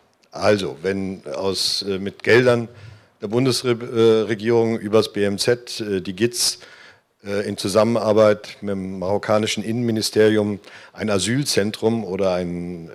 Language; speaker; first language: German; native; German